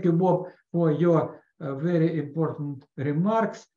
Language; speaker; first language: English; non-native, learner; Russian